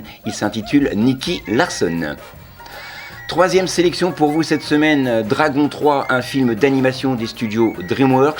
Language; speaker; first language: French; native; French